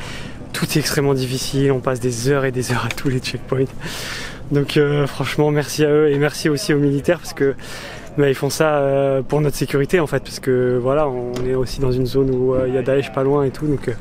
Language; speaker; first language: French; native; French